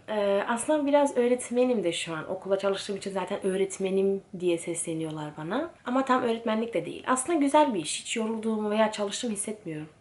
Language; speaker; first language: Turkish; early bilingual, heritage; Turkish